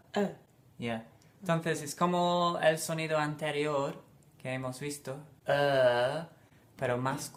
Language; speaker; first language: Spanish; non-native, fluent; English